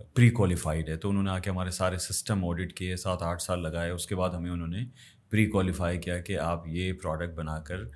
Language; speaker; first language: Urdu; native; Urdu